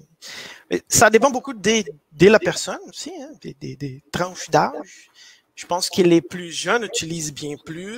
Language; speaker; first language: French; non-native, fluent; Portuguese